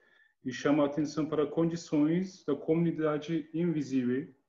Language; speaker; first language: Portuguese; non-native, learner; Turkish